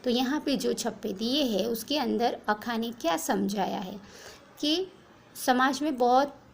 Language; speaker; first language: Hindi; non-native, local second language; Gujarati